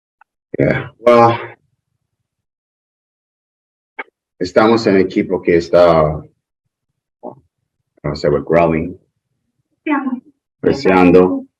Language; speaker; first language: Spanish; non-native, learner; English